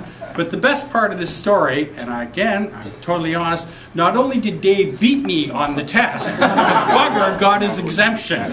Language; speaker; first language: English; native; English